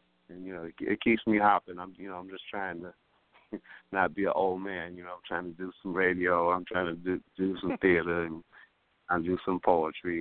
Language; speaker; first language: English; native; English